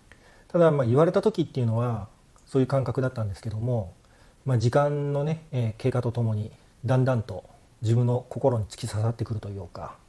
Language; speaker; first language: Japanese; native; Japanese